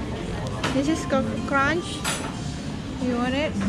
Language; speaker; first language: English; non-native, learner; Indonesian